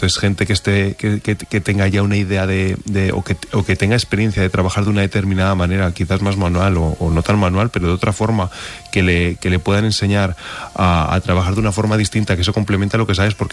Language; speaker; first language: Spanish; native; Spanish